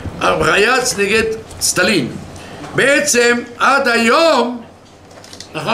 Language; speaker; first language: Hebrew; non-native, fluent; French